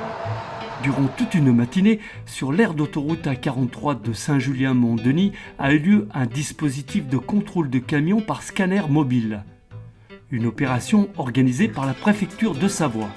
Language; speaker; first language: French; native; French